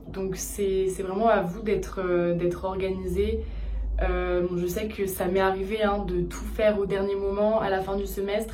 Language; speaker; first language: French; native; French